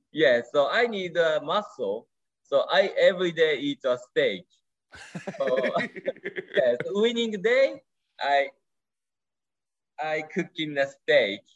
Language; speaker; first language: English; non-native, learner; Japanese